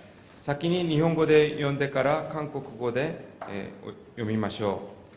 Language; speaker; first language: Japanese; non-native, fluent; Korean